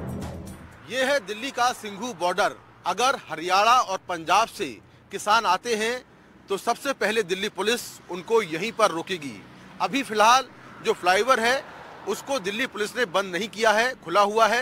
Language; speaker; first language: Hindi; native; Hindi